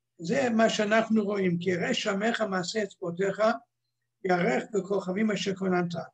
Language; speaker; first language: Hebrew; non-native, fluent; English